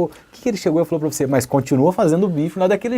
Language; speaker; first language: Portuguese; native; Portuguese